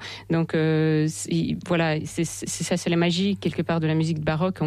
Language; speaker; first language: French; non-native, fluent; Russian